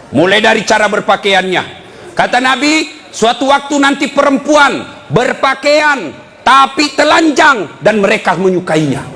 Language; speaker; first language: Indonesian; native; Indonesian